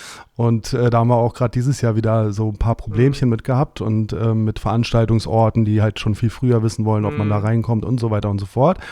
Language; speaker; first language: German; native; German